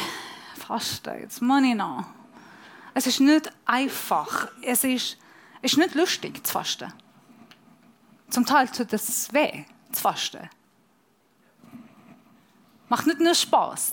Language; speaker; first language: German; non-native, fluent; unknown